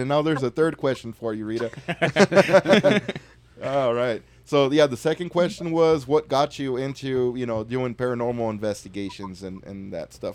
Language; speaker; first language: English; early bilingual, other home language; Spanish